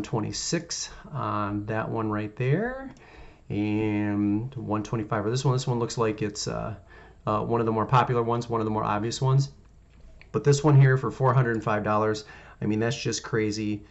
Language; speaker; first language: English; native; English